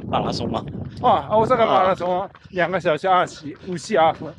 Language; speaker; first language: Chinese; non-native, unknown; Japanese